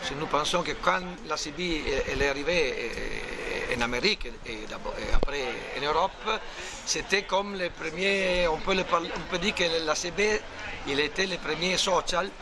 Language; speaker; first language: French; non-native, learner; Italian